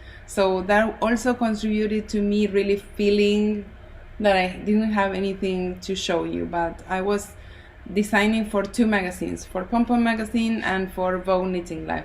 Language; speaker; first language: English; non-native, fluent; Spanish